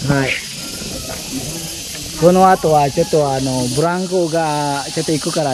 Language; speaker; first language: Japanese; non-native, fluent; Balinese